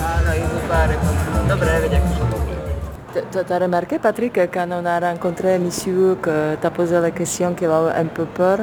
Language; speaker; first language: French; non-native, fluent; Slovak